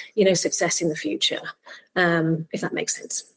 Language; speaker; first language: English; native; English